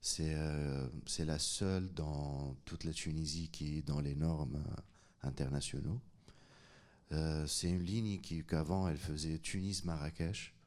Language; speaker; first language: French; non-native, local second language; Arabic